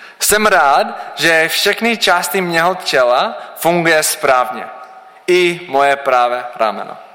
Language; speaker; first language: Czech; non-native, learner; English